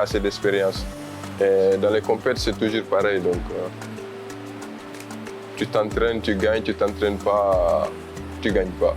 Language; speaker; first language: French; non-native, local second language; Wolof